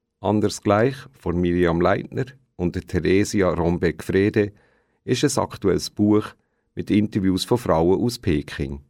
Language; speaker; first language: German; native; German